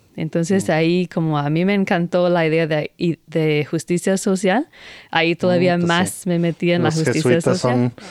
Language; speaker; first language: Spanish; non-native, fluent; English